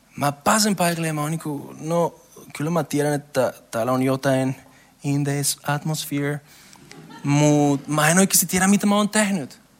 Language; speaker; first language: Finnish; non-native, learner; Spanish